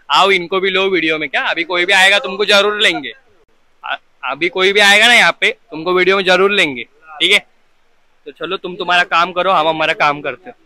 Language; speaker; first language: Hindi; non-native, local second language; Marathi